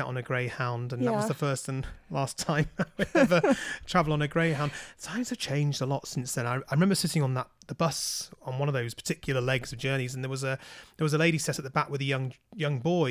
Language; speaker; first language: English; native; English